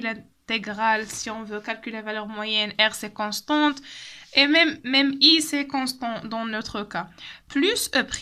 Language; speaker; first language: French; non-native, local second language; Arabic